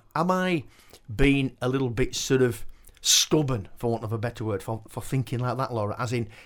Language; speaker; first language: English; native; English